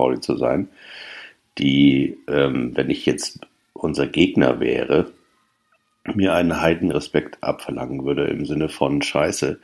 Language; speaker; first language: German; native; German